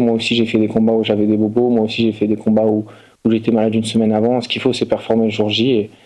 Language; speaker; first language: French; native; French